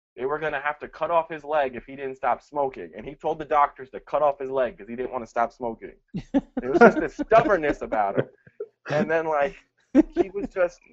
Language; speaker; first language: English; early bilingual, other home language; Spanish